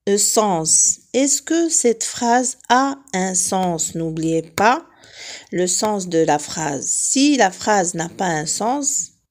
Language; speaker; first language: French; non-native, local second language; Arabic